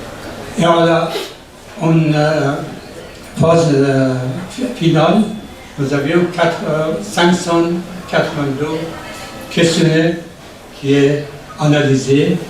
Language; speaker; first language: French; non-native, learner; Persian